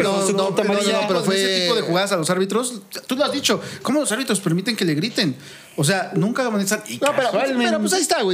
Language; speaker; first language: Spanish; native; Spanish